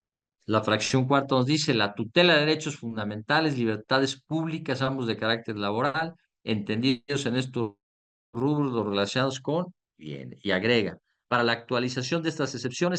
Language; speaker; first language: Spanish; native; Spanish